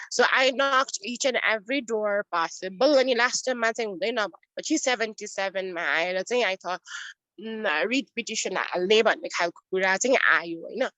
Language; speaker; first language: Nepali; non-native, local second language; Newari